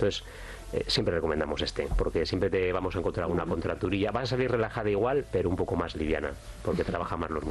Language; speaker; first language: Spanish; native; Spanish